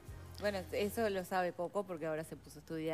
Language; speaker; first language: Spanish; native; Spanish